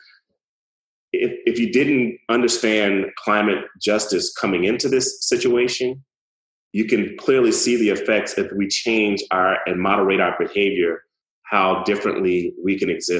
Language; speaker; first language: English; native; English